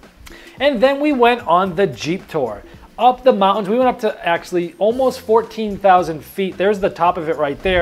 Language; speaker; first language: English; native; English